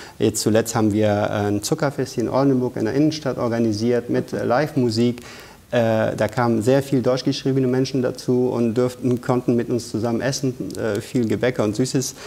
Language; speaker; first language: German; non-native, fluent; Persian